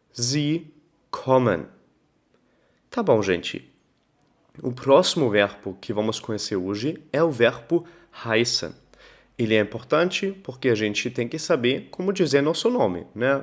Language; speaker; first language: Portuguese; non-native, fluent; German